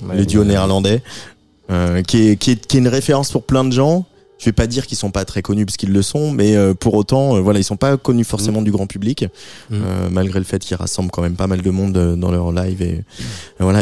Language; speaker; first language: French; native; French